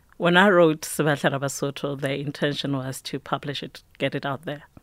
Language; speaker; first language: English; non-native, local second language; Tswana